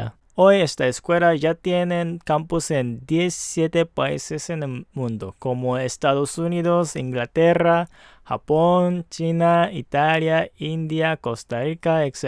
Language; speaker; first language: Spanish; non-native, fluent; Japanese